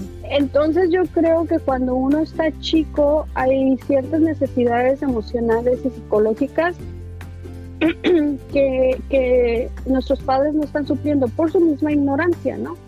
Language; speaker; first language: Spanish; native; Spanish